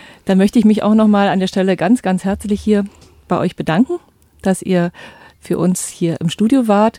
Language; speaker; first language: German; native; German